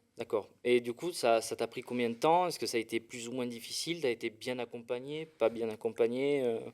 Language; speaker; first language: French; native; French